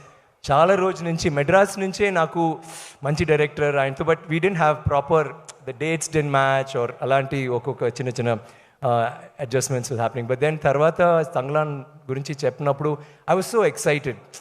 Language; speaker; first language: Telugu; non-native, learner; Tamil